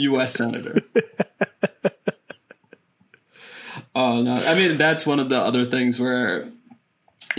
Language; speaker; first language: English; native; English